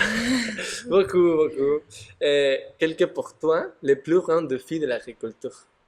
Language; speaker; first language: French; non-native, learner; Spanish